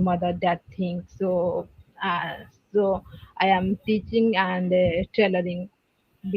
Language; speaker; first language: English; non-native, learner; Odia